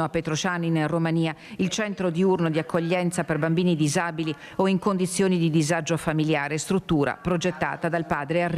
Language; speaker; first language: Italian; native; Italian